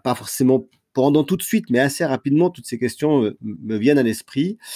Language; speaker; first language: French; native; French